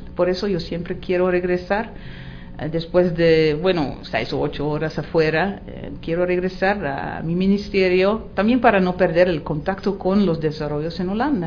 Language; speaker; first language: Spanish; non-native, fluent; Dutch